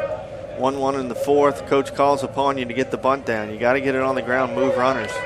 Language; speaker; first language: English; native; English